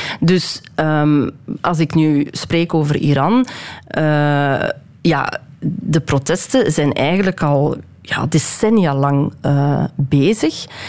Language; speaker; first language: Dutch; early bilingual, other home language; Persian